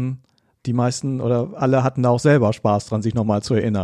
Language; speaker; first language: German; native; German